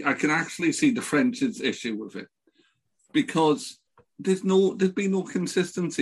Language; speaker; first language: English; native; English